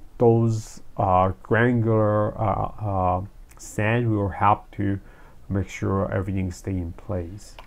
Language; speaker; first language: English; non-native, fluent; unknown